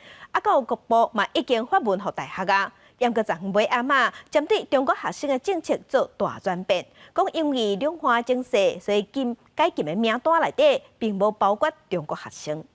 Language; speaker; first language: Chinese; native; Chinese